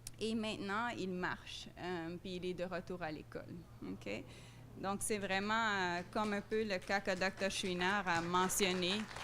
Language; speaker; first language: French; non-native, fluent; Dutch